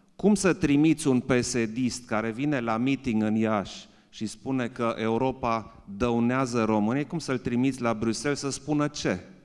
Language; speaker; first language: Romanian; non-native, local second language; German